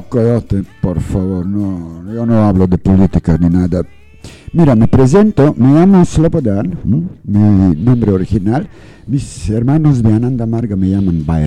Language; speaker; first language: Spanish; non-native, learner; English